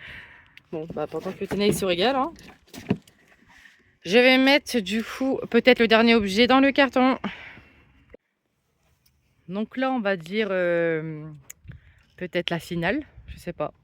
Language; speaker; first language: French; native; French